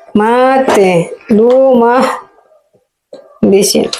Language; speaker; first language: German; non-native, learner; Indonesian